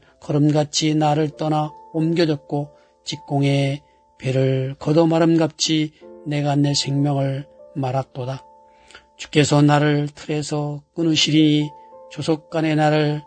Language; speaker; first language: Korean; native; Korean